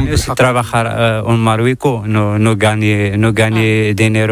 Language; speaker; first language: Spanish; non-native, learner; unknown